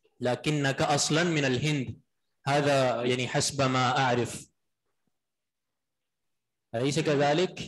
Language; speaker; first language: Arabic; non-native, fluent; Urdu